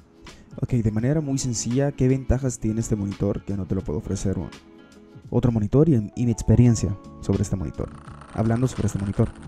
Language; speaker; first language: Spanish; native; Spanish